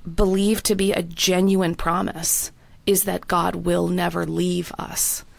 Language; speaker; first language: English; native; English